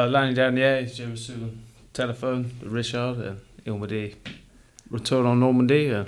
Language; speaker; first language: French; non-native, learner; English